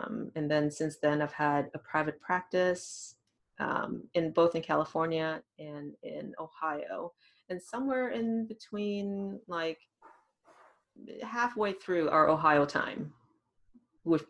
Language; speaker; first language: English; non-native, fluent; Thai